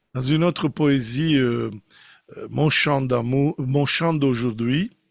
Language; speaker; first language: French; non-native, fluent; Italian